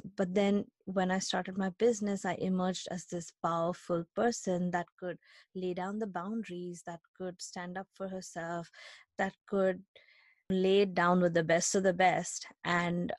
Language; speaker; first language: English; non-native, local second language; Hindi